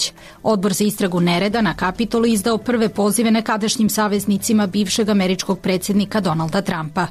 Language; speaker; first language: Serbian; native; Serbian